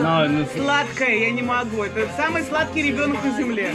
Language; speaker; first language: Russian; native; Russian